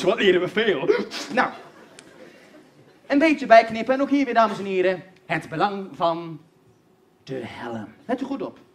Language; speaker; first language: Dutch; native; Dutch